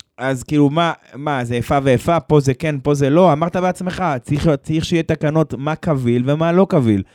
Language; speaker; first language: Hebrew; native; Hebrew